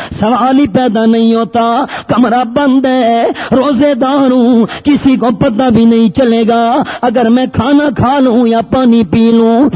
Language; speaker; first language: Urdu; non-native, local second language; Pashto